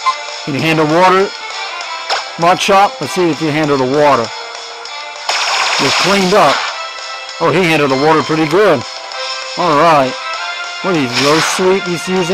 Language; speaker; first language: English; native; English